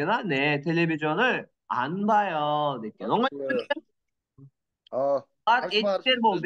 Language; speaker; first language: Korean; non-native, learner; Kyrgyz